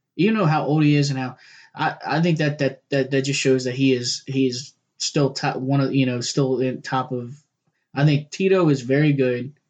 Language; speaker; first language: English; native; English